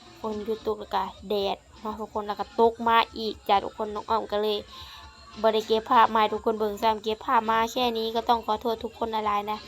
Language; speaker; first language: Thai; non-native, local second language; Lao